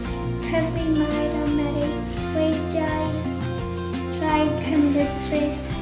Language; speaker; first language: Welsh; non-native, local second language; English